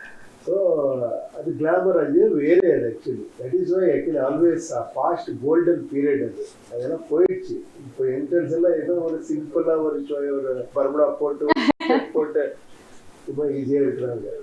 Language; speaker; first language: Tamil; non-native, learner; Kannada